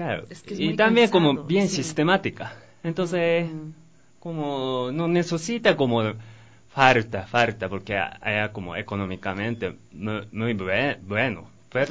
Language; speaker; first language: Spanish; non-native, learner; Japanese